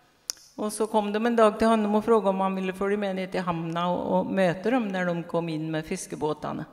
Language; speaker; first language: Swedish; native; Swedish